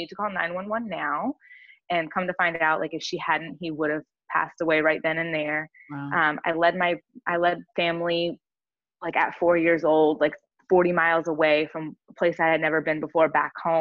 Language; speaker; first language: English; native; English